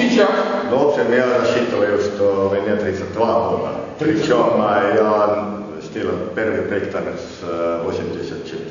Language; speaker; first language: Russian; non-native, learner; Estonian